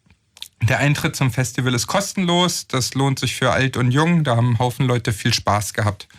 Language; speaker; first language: German; native; German